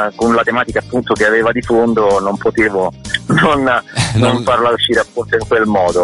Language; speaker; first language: Italian; native; Italian